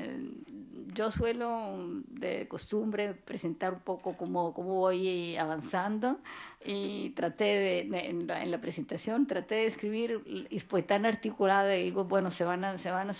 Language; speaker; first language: Spanish; non-native, fluent; Italian